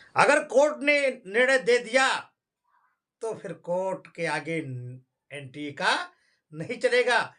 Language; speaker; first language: Hindi; native; Hindi